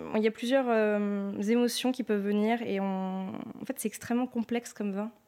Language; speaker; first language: French; native; French